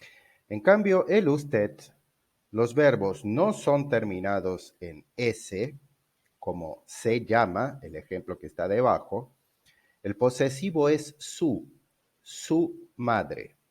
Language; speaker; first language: Spanish; non-native, fluent; Portuguese